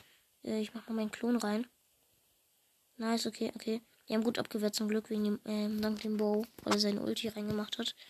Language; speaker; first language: German; native; German